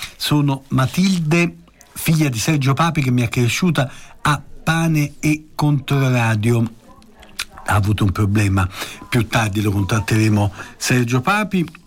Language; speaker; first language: Italian; native; Italian